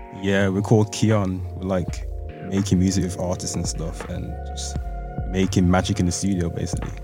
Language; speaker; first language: English; native; English